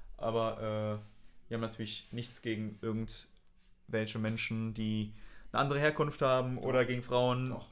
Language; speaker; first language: German; native; German